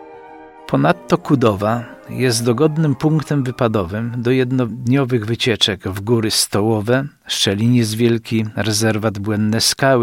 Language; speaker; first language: Polish; native; Polish